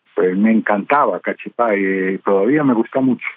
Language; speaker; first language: Spanish; native; Spanish